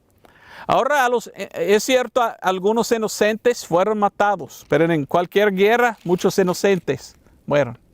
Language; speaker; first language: Spanish; non-native, fluent; English